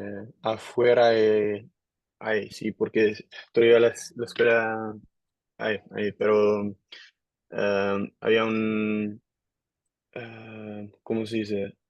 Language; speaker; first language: Spanish; non-native, learner; Dutch